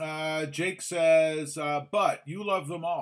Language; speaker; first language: English; native; English